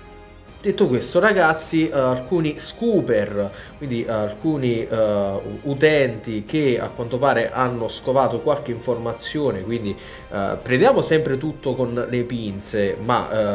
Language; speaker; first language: Italian; native; Italian